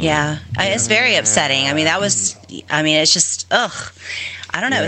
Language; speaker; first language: English; native; English